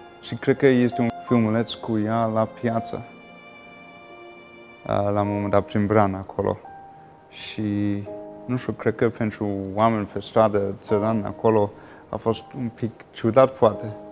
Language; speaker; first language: Romanian; non-native, fluent; English